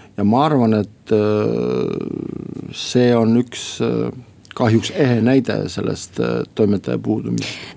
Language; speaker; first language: Estonian; non-native, local second language; Russian